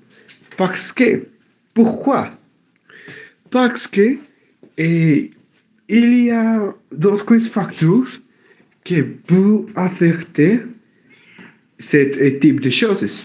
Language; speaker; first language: French; non-native, learner; Spanish